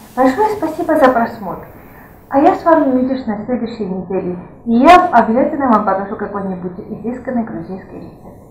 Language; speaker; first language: Russian; non-native, local second language; Georgian